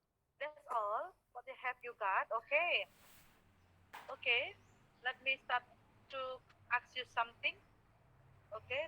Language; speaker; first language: English; non-native, fluent; Indonesian